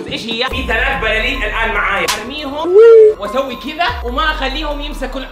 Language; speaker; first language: Arabic; native; Arabic